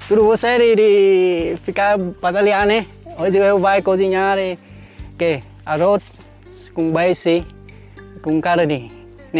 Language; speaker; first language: Portuguese; non-native, learner; Vietnamese